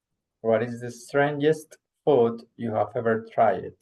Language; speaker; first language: English; non-native, fluent; Spanish